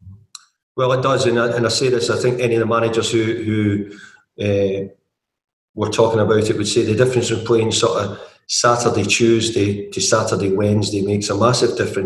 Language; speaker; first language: English; native; English